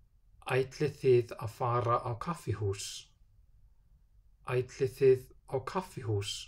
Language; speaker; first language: Icelandic; non-native, fluent; English